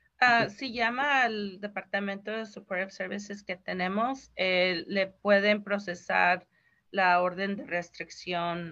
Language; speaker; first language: Spanish; early bilingual, heritage; Spanish